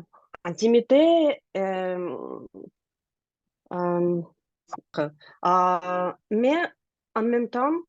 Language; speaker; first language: French; non-native, learner; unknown